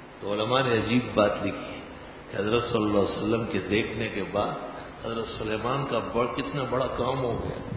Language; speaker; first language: Urdu; non-native, local second language; Pashto